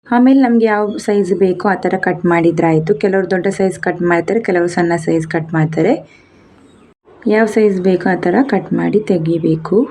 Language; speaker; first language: Kannada; non-native, local second language; Tulu